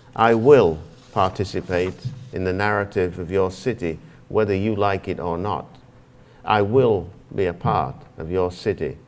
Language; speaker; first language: English; native; English